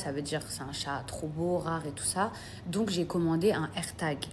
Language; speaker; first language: French; native; French